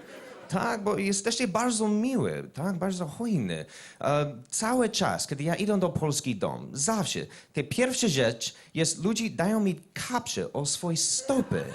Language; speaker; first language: Polish; non-native, learner; English